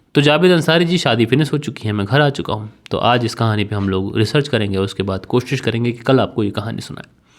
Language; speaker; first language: Hindi; native; Hindi